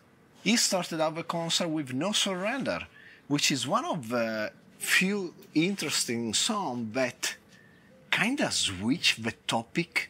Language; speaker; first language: English; non-native, fluent; Italian